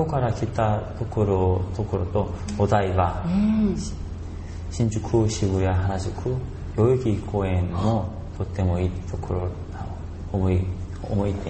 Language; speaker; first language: Japanese; non-native, learner; Korean